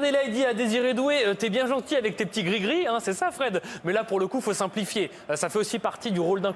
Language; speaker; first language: French; native; French